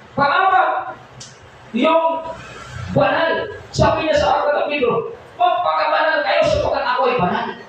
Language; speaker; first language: Filipino; non-native, local second language; Cebuano